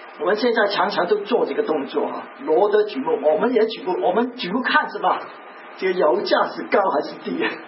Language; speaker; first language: Chinese; native; Chinese